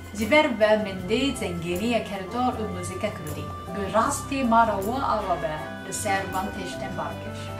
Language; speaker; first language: Kurdish; non-native, learner; Japanese